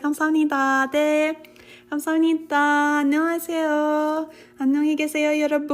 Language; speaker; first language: Korean; non-native, learner; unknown